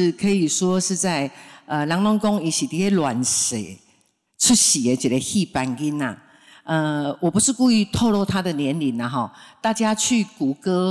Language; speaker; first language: Chinese; non-native, local second language; Min Nan Chinese